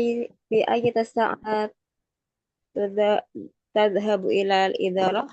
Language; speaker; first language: Arabic; non-native, learner; Indonesian